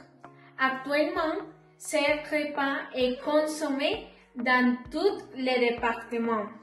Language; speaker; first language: French; non-native, learner; Spanish